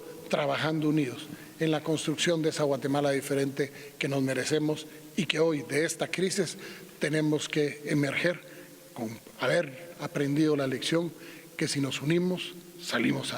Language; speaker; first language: Spanish; native; Spanish